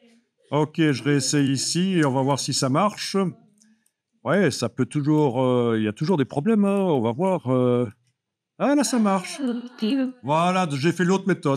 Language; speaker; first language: French; native; French